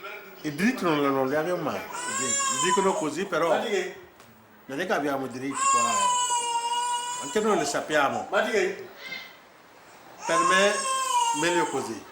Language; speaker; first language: Italian; non-native, learner; Wolof